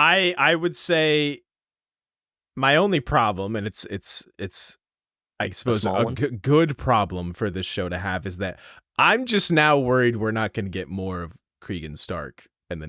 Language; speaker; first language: English; native; English